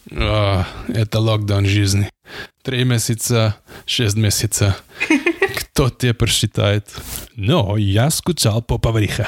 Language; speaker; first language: Russian; non-native, learner; English